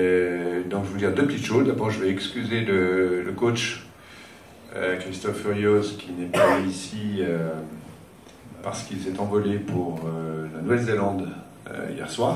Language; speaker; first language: French; native; French